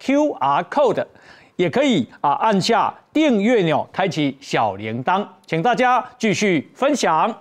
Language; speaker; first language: Chinese; native; Chinese